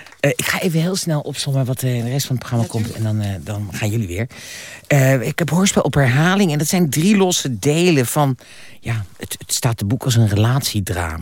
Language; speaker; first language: Dutch; native; Dutch